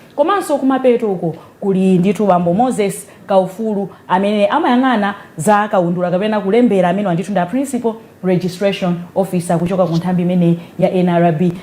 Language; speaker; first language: Nyanja; native; Nyanja